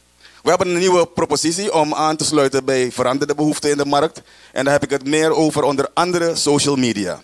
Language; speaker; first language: Dutch; native; Dutch